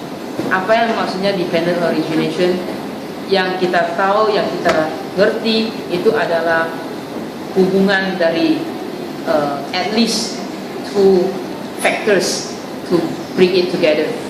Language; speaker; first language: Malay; non-native, fluent; Chinese